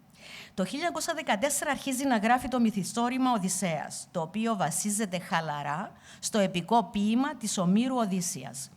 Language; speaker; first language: Greek; native; Greek